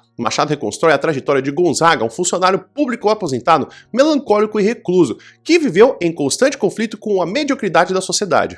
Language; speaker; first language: Portuguese; native; Portuguese